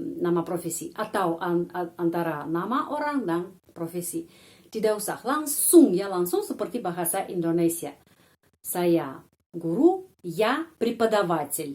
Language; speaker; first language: Indonesian; non-native, fluent; Russian